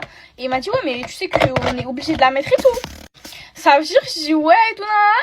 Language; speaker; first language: French; native; French